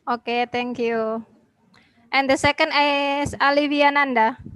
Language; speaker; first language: English; non-native, learner; Indonesian